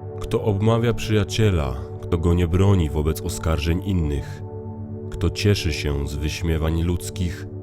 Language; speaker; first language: Polish; native; Polish